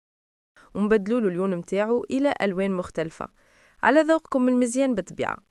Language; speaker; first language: Arabic; native; Arabic